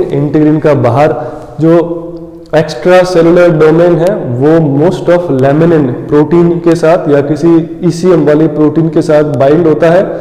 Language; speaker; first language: Hindi; native; Hindi